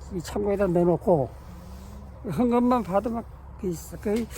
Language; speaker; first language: Korean; native; Korean